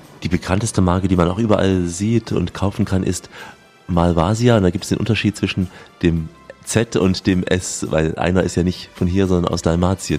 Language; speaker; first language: German; native; German